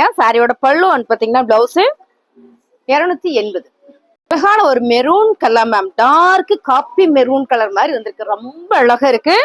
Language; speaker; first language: Tamil; native; Tamil